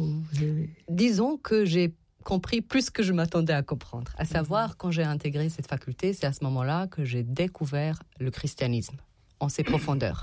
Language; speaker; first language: French; non-native, fluent; Serbian